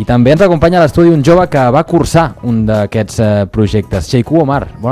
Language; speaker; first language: Catalan; native; Catalan